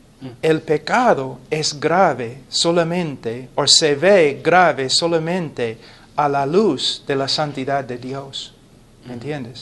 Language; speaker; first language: Spanish; non-native, fluent; English